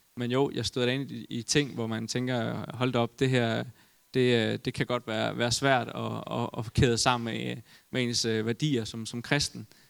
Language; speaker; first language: Danish; native; Danish